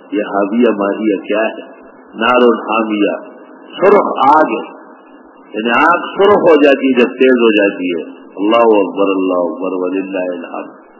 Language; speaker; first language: Urdu; non-native, local second language; Pashto